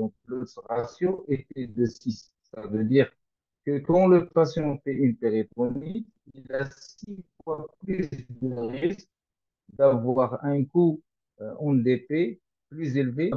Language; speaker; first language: French; non-native, local second language; Arabic